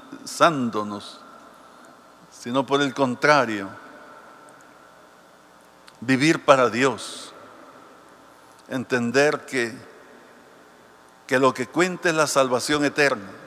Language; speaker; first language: Spanish; native; Spanish